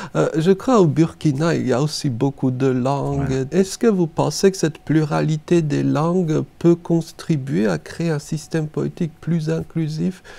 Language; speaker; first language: French; native; French